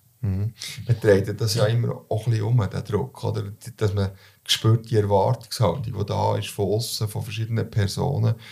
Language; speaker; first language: German; native; German